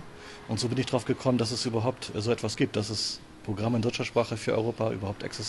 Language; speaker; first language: German; native; German